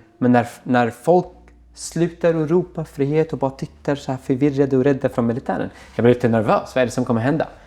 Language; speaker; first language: Swedish; non-native, fluent; Arabic